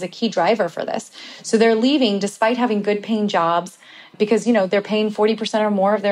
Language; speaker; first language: English; native; English